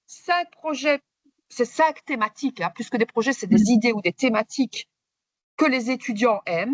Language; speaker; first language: French; native; French